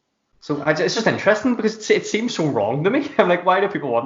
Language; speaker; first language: English; native; English